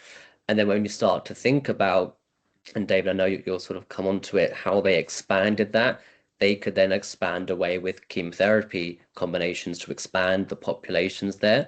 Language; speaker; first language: English; native; English